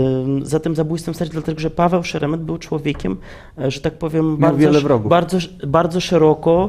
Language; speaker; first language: Polish; non-native, fluent; Ukrainian